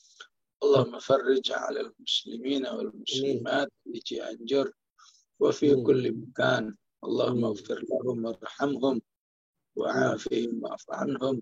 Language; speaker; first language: Arabic; non-native, fluent; Indonesian